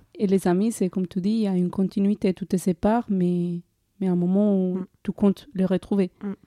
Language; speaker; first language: French; non-native, fluent; Spanish